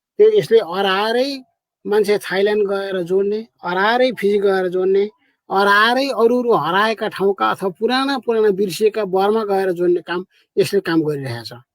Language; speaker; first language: Nepali; native; Nepali